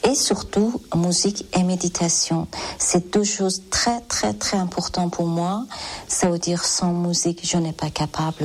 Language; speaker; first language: French; non-native, fluent; Persian